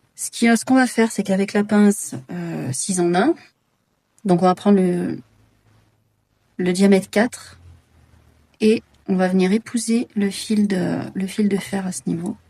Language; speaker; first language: French; native; French